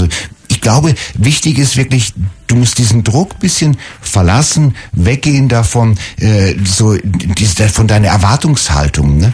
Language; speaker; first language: German; native; German